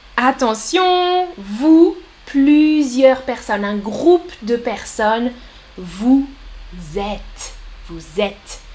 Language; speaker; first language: French; native; French